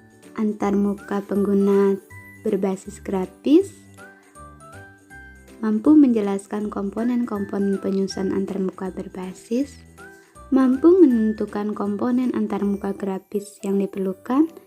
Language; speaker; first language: Indonesian; native; Indonesian